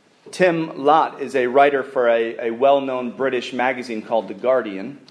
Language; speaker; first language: English; native; English